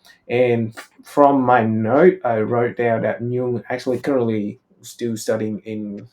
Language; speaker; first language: English; non-native, fluent; Vietnamese